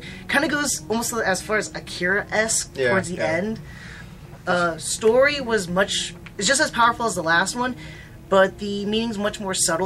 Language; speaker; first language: English; native; English